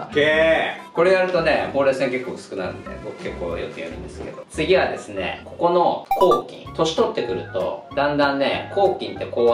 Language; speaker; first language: Japanese; native; Japanese